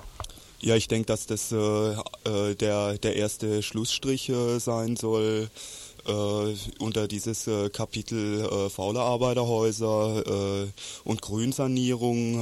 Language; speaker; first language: German; native; German